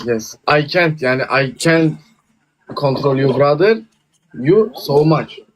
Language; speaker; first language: English; non-native, learner; Turkish